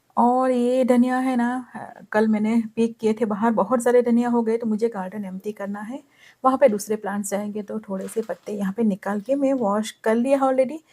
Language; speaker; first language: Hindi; non-native, local second language; Gujarati